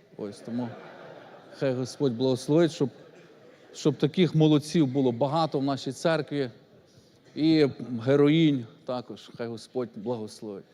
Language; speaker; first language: Ukrainian; native; Ukrainian